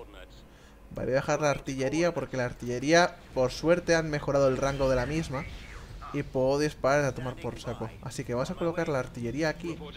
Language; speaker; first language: Spanish; native; Spanish